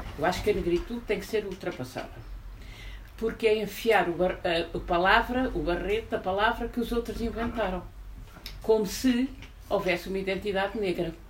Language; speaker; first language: Portuguese; native; Portuguese